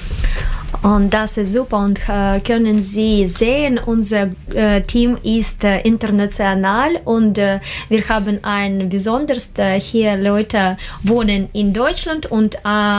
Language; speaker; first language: German; non-native, learner; Russian